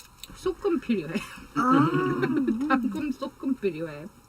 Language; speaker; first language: Korean; non-native, learner; English